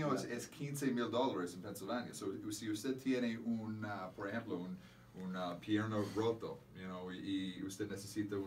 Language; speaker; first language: Spanish; non-native, fluent; English